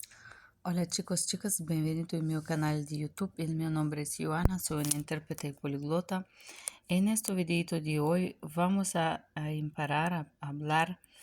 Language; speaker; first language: Spanish; non-native, fluent; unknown